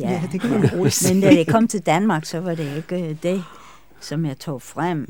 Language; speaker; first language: Danish; non-native, fluent; English